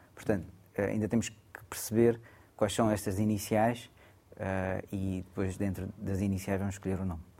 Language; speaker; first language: Portuguese; early bilingual, other home language; Gujarati